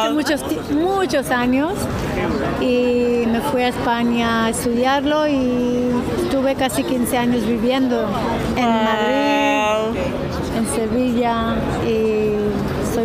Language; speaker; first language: Spanish; non-native, fluent; Hebrew